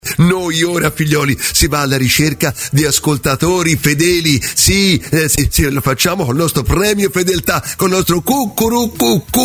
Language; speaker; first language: Italian; native; Italian